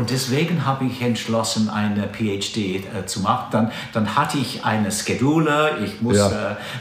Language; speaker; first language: German; non-native, fluent; English